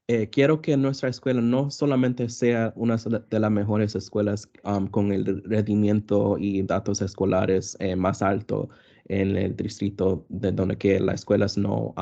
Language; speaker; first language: Spanish; early bilingual, other home language; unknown